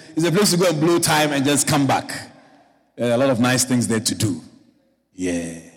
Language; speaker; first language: English; non-native, local second language; Akan